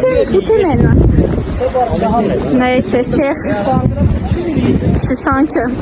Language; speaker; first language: Armenian; early bilingual, heritage; Armenian